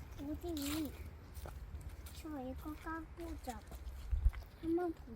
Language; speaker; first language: Korean; early bilingual, heritage; Korean